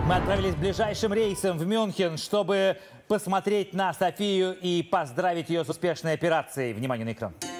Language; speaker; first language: Russian; native; Russian